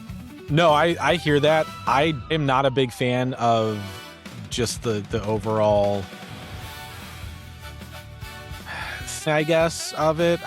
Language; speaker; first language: English; native; English